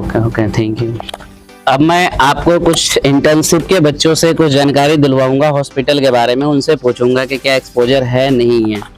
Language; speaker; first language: Hindi; native; Hindi